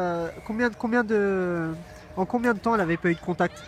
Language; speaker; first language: French; native; French